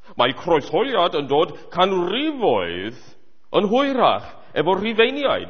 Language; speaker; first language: Welsh; native; Welsh